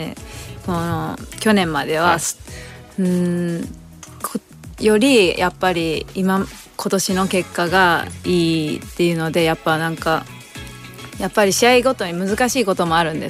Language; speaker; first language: Japanese; native; Japanese